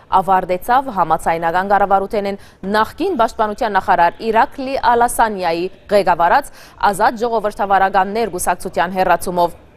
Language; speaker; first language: Armenian; early bilingual, heritage; Armenian